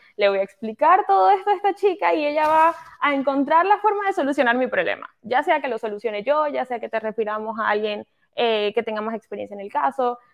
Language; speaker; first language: Spanish; native; Spanish